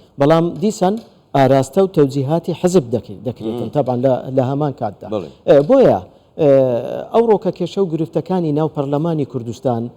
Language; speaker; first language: Central Kurdish; non-native, local second language; Turkish